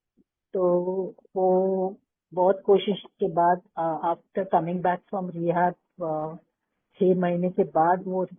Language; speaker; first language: Hindi; non-native, local second language; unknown